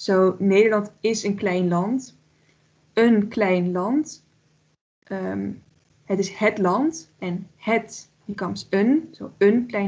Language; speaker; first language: Dutch; native; Dutch